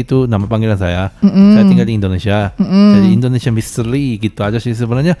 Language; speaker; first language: Indonesian; non-native, fluent; Korean